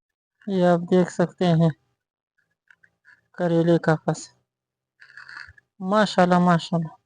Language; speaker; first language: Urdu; non-native, local second language; Pashto